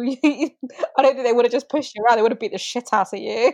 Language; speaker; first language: English; native; English